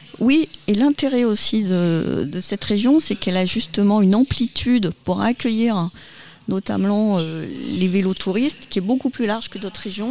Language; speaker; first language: French; native; French